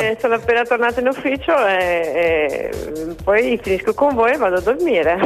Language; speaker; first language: Italian; non-native, fluent; Danish